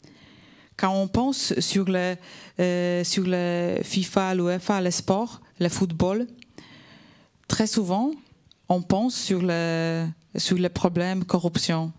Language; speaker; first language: French; non-native, fluent; Polish